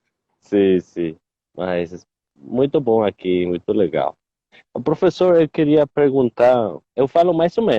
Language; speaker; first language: Portuguese; non-native, learner; Spanish